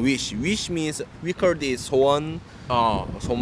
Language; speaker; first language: English; non-native, learner; Korean